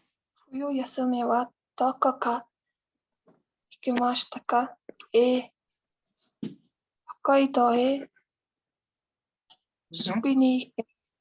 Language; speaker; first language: Japanese; non-native, learner; Mongolian